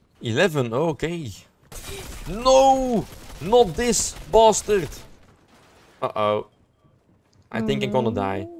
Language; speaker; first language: English; non-native, learner; Dutch